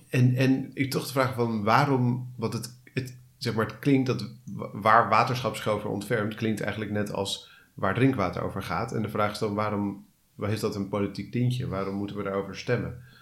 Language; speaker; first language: Dutch; early bilingual, other home language; Arabic